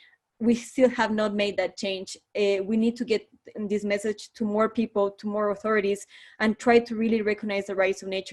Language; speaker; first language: English; non-native, fluent; Spanish